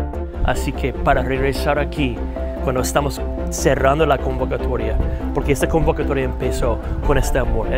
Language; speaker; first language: Spanish; non-native, fluent; English